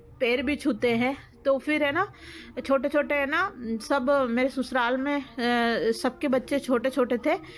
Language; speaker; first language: Hindi; native; Hindi